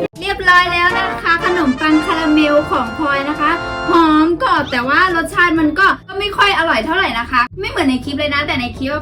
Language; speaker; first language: Thai; native; Thai